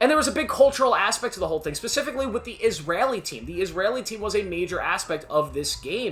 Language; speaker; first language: English; native; English